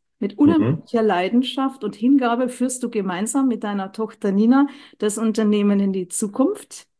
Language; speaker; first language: German; native; German